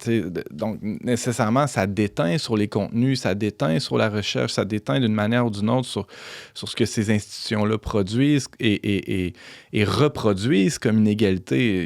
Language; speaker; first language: French; native; French